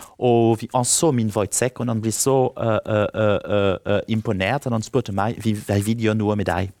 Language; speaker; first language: Norwegian; non-native, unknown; French